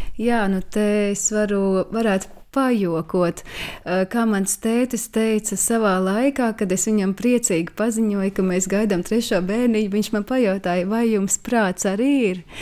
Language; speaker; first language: Latvian; native; Latvian